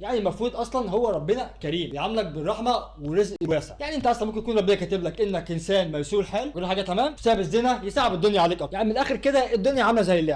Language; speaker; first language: Arabic; native; Arabic